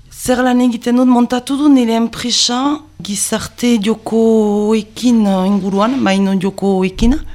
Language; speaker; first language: Basque; non-native, local second language; French